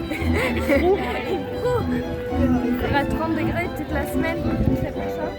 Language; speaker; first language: French; non-native, fluent; English